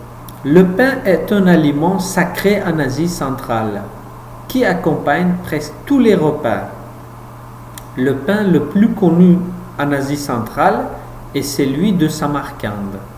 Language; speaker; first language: French; non-native, fluent; Uzbek